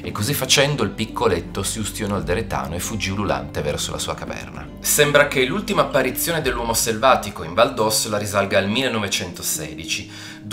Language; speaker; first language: Italian; native; Italian